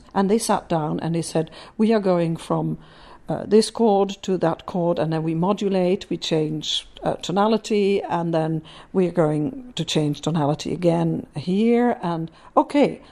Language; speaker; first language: English; non-native, fluent; Dutch